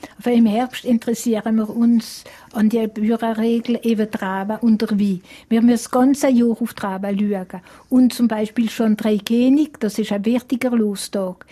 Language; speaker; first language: German; non-native, local second language; Swiss German